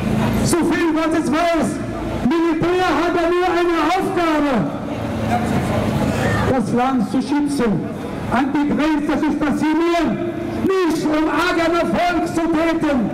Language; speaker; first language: German; non-native, learner; Arabic